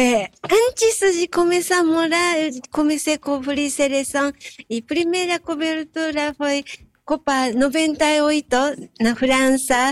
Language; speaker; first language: Portuguese; non-native, fluent; Japanese